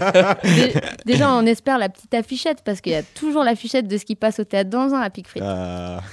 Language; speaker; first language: French; native; French